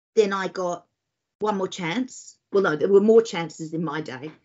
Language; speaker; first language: English; native; English